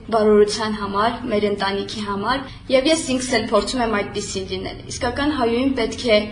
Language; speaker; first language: Armenian; native; Armenian